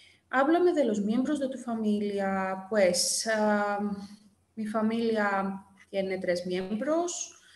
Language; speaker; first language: Spanish; non-native, fluent; Greek